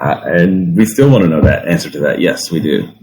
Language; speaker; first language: English; native; English